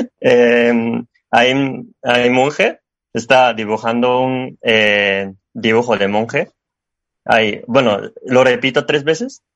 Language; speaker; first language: Spanish; non-native, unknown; Japanese